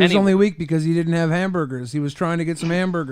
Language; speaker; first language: English; native; English